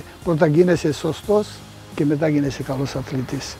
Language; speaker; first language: Greek; non-native, fluent; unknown